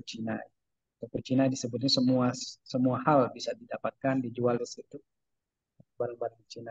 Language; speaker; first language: Indonesian; native; Indonesian